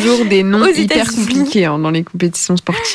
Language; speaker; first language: French; native; French